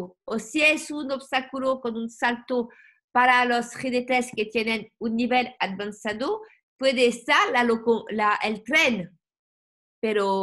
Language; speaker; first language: Spanish; non-native, learner; French